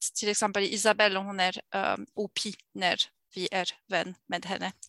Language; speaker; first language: Swedish; non-native, fluent; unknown